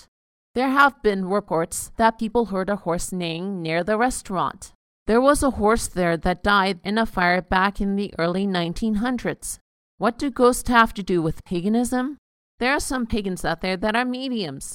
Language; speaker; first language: English; native; English